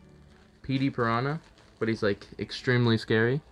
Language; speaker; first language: English; native; English